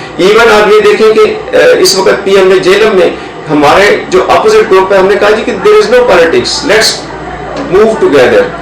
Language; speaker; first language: Urdu; non-native, local second language; Punjabi